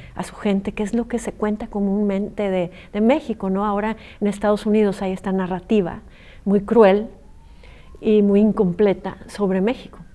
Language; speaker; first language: Spanish; native; Spanish